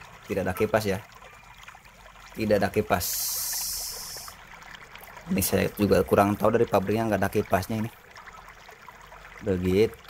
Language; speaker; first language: Indonesian; native; Indonesian